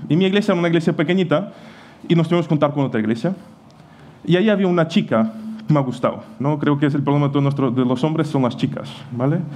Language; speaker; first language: Spanish; non-native, fluent; Ukrainian